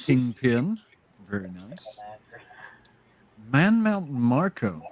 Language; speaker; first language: English; native; English